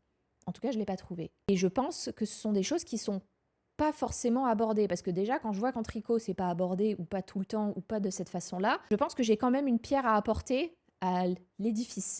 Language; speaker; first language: French; native; French